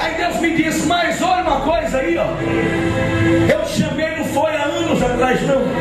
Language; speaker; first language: Portuguese; native; Portuguese